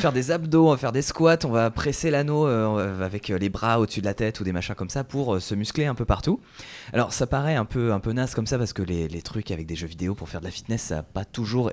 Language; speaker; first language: French; native; French